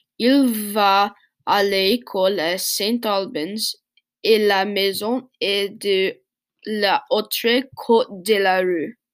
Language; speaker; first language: French; non-native, learner; English